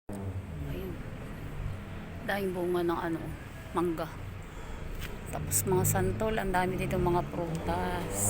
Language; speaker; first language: Filipino; native; Filipino